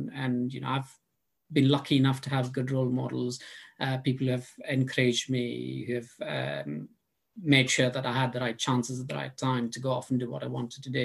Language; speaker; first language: English; non-native, local second language; Tamil